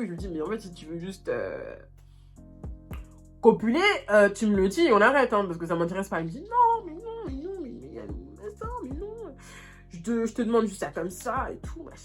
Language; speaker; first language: French; native; French